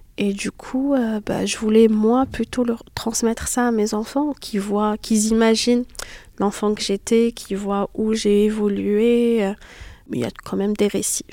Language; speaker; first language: French; non-native, local second language; Arabic